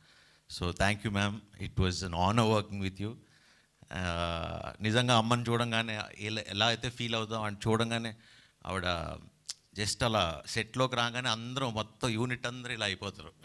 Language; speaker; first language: Telugu; native; Telugu